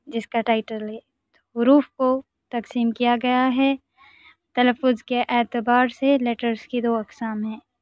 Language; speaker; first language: Urdu; non-native, local second language; Sindhi